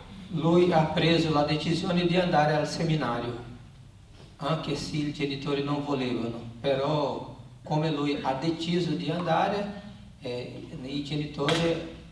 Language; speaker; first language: Italian; non-native, learner; Portuguese